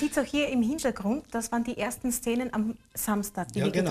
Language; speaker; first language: German; native; German